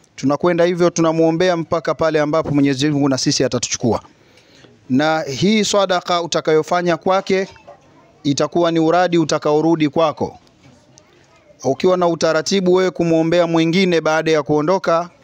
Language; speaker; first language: Swahili; native; Swahili